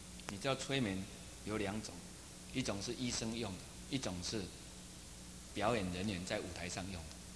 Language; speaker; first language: Chinese; native; Chinese